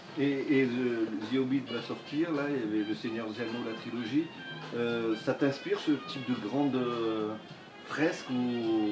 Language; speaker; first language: French; native; French